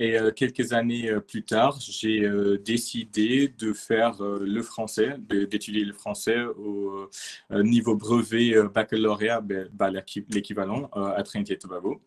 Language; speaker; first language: French; non-native, fluent; English